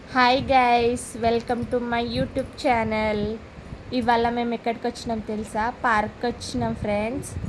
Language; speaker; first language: Telugu; non-native, local second language; Lambadi